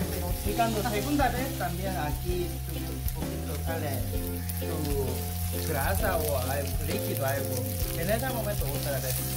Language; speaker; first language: Spanish; non-native, learner; Korean